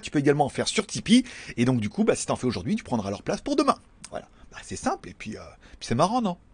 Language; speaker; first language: French; native; French